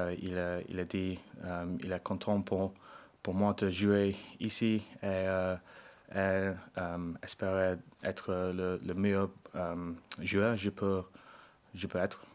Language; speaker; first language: French; non-native, learner; English